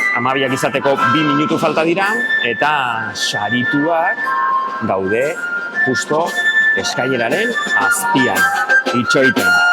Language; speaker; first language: Basque; non-native, local second language; Spanish